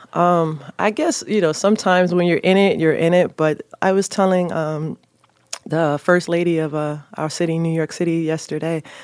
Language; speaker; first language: English; native; English